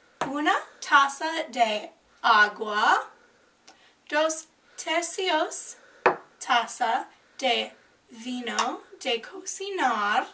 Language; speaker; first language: Spanish; non-native, learner; English